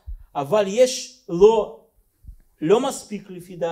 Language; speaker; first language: Hebrew; non-native, fluent; Russian